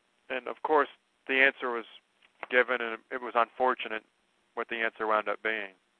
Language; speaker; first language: English; native; English